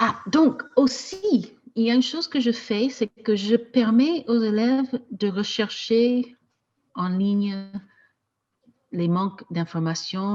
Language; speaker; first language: French; non-native, fluent; English